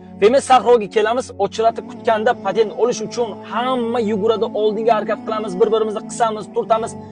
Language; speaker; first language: Uzbek; non-native, local second language; Tajik